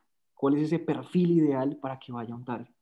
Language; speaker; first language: Spanish; native; Spanish